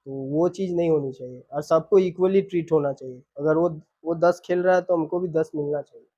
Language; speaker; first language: Hindi; non-native, local second language; Bangla